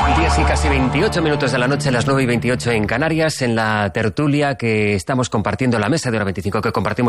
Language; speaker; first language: Spanish; native; Spanish